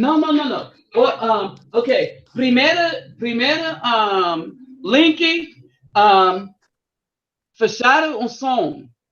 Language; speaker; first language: Portuguese; non-native, learner; English